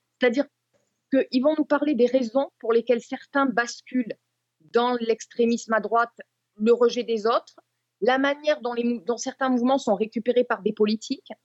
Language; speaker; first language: French; native; French